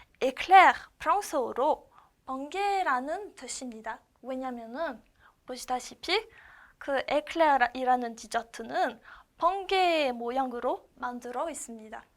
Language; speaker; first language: Korean; non-native, learner; French